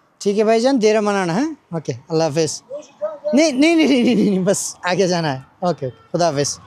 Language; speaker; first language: Hindi; non-native, learner; Bangla